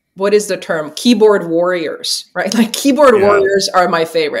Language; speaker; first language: English; non-native, fluent; Czech